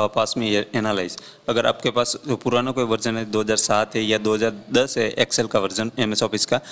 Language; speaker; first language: Hindi; non-native, local second language; Gujarati